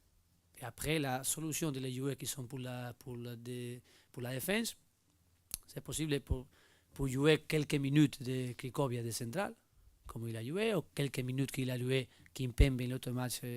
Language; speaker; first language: French; non-native, learner; Spanish